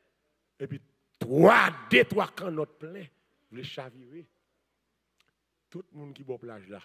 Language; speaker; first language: French; non-native, learner; Haitian Creole